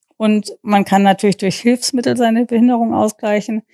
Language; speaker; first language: German; non-native, fluent; English